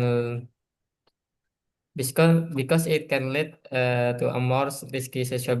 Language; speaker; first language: English; non-native, learner; Indonesian